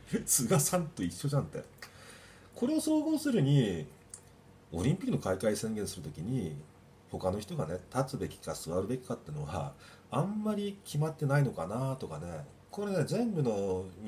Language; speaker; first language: Japanese; native; Japanese